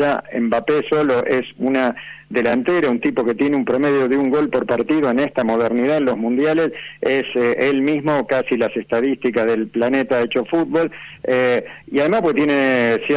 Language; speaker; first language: Spanish; native; Spanish